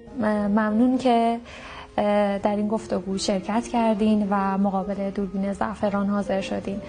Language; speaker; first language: Persian; native; Persian